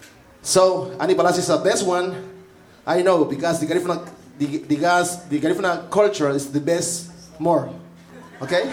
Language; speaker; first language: English; non-native, learner; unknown